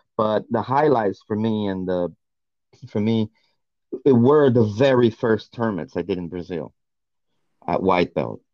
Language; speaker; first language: English; non-native, fluent; Portuguese